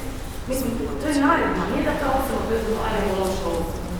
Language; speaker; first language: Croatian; non-native, fluent; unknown